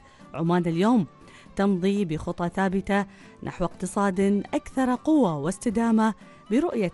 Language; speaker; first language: Arabic; native; Arabic